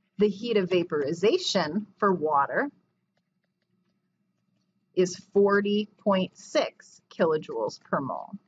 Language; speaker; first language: English; native; English